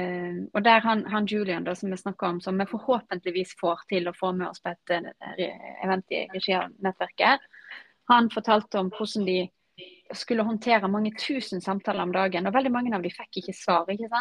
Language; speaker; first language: Norwegian; native; Norwegian